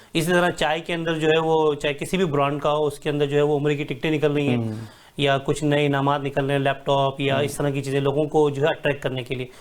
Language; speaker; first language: Urdu; native; Urdu